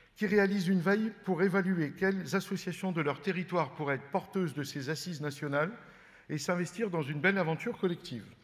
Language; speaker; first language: French; native; French